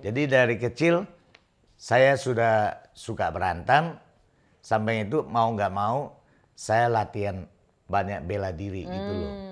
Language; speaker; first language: Indonesian; non-native, local second language; Min Nan Chinese